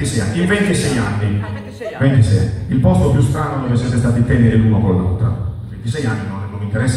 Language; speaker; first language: Italian; native; Italian